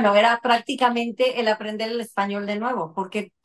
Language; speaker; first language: Spanish; native; Spanish